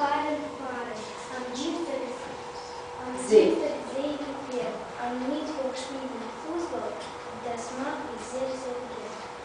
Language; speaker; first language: German; non-native, learner; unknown